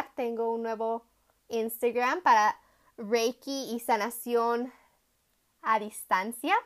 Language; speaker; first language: Spanish; early bilingual, heritage; Spanish